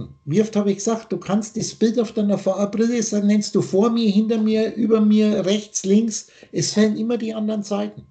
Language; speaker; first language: German; native; German